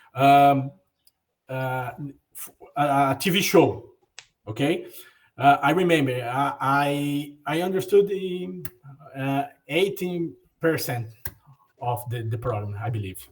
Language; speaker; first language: English; non-native, learner; Portuguese